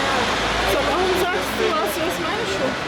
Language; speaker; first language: German; non-native, learner; English